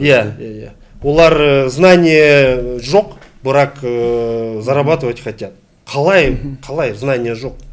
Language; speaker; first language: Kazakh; non-native, local second language; Russian